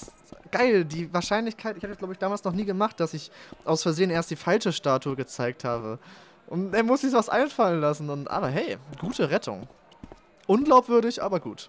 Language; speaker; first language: German; native; German